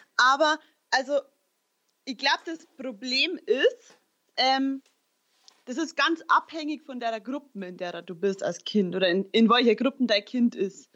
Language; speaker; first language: German; native; German